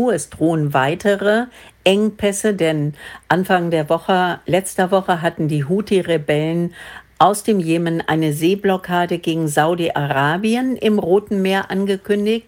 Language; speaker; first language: German; native; German